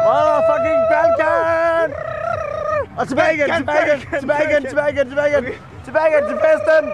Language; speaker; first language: Danish; native; Danish